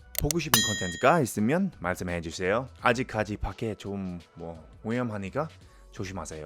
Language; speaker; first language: Korean; non-native, fluent; English